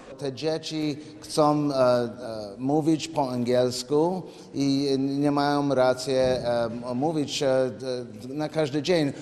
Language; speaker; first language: Polish; early bilingual, heritage; English